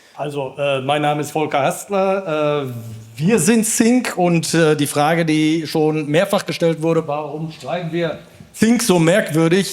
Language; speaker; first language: German; native; German